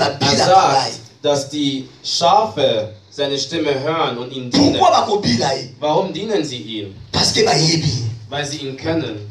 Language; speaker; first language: German; non-native, learner; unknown